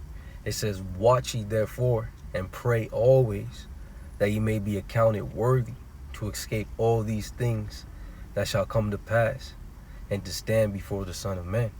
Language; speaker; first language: English; native; English